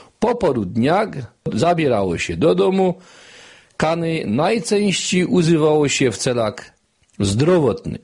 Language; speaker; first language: Polish; native; Polish